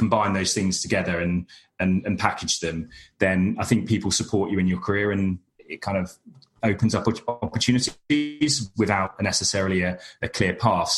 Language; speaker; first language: English; native; English